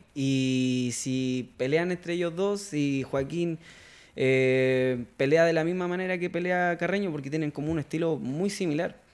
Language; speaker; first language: Spanish; native; Spanish